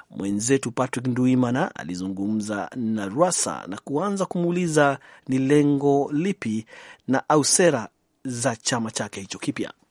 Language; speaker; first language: Swahili; non-native, local second language; Kikuyu